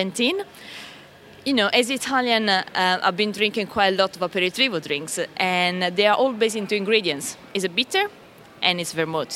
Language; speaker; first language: English; non-native, fluent; Italian